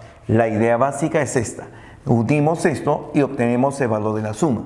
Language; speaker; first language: Spanish; native; Spanish